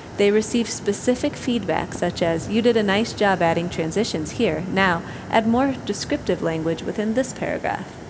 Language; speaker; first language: English; native; English